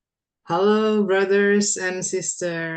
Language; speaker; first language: English; non-native, local second language; Indonesian